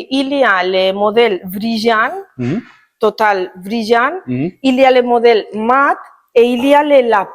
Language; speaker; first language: French; non-native, learner; Spanish